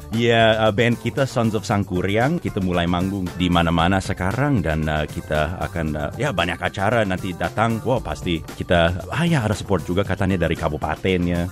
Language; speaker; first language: Indonesian; non-native, fluent; English